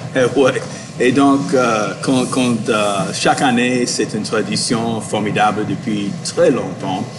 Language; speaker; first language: French; non-native, fluent; English